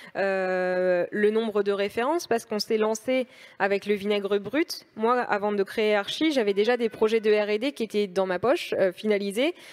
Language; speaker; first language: French; native; French